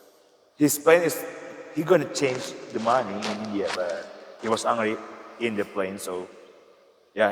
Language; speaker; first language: English; non-native, learner; Indonesian